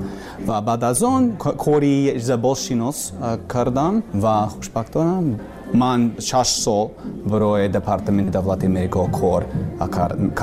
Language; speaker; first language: Persian; non-native, learner; English